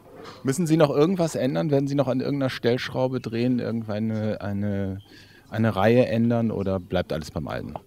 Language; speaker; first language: German; native; German